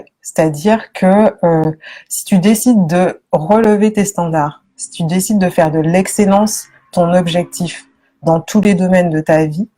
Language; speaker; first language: French; native; French